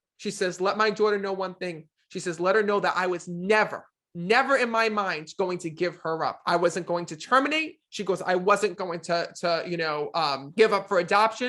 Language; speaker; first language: English; native; English